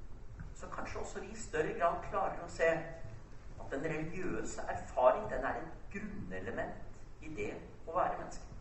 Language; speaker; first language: Norwegian; native; Norwegian